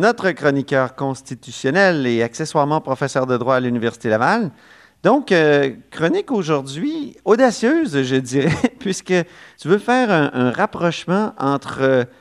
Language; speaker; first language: French; native; French